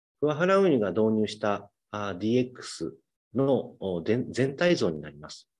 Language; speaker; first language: Japanese; native; Japanese